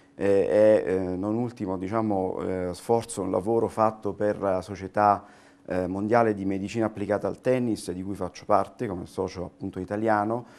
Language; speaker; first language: Italian; native; Italian